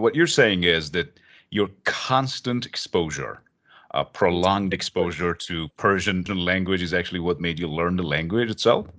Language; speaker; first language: English; non-native, fluent; Persian